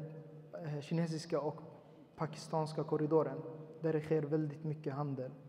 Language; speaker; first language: Swedish; early bilingual, other home language; Uyghur